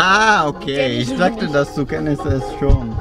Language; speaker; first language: German; non-native, learner; Italian